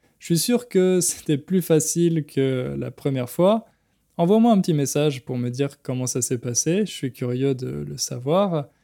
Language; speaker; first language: French; native; French